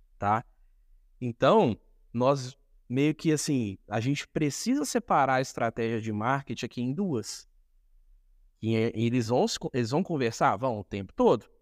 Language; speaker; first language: Portuguese; native; Portuguese